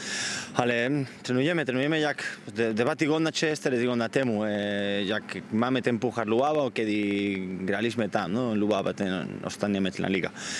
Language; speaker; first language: Polish; non-native, learner; Spanish